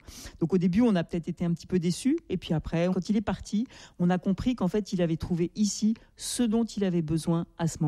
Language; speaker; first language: French; native; French